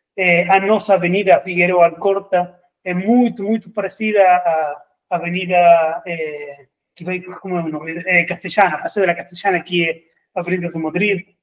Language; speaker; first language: Portuguese; non-native, fluent; Spanish